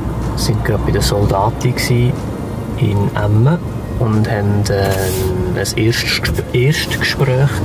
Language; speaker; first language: German; native; German